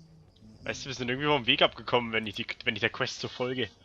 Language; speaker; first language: German; native; German